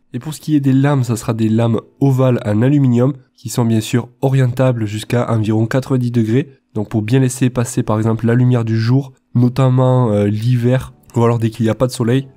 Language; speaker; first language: French; native; French